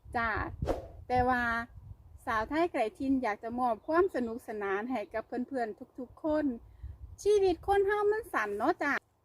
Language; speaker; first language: Thai; native; Thai